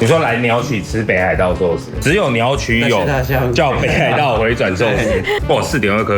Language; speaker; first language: Chinese; native; Chinese